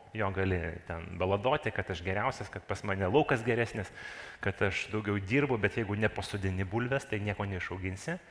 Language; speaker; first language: Lithuanian; non-native, local second language; Russian